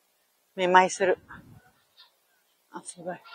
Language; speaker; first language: Japanese; non-native, learner; Filipino